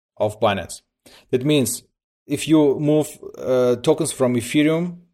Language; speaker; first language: English; early bilingual, other home language; Russian